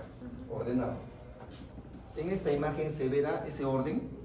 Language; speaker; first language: Spanish; native; Spanish